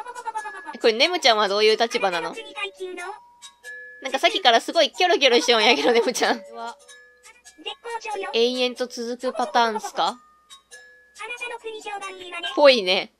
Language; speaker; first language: Japanese; native; Japanese